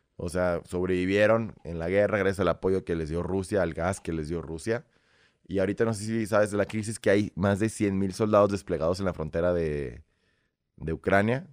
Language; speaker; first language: Spanish; early bilingual, other home language; Russian